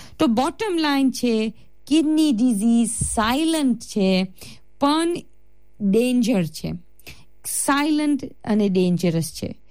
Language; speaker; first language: Gujarati; early bilingual, heritage; Gujarati